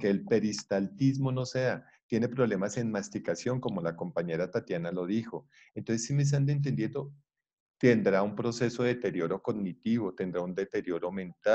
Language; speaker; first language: Spanish; native; Spanish